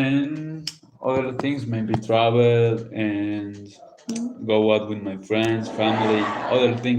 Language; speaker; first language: English; non-native, learner; Spanish